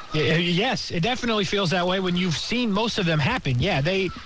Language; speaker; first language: English; native; English